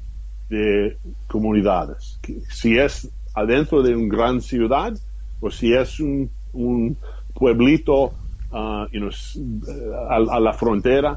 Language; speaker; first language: Spanish; non-native, fluent; English